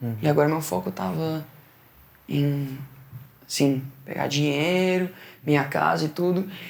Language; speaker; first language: Portuguese; non-native, fluent; Spanish